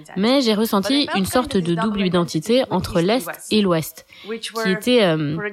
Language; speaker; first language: French; non-native, fluent; Ukrainian